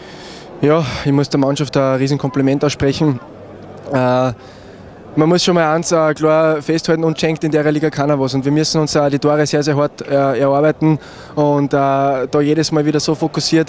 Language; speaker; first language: German; native; German